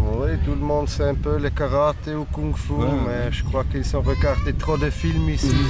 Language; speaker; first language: French; non-native, local second language; Malagasy